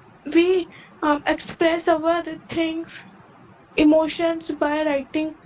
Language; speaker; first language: English; non-native, learner; Hindi